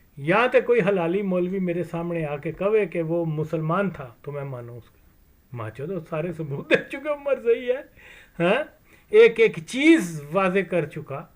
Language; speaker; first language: Urdu; non-native, local second language; Punjabi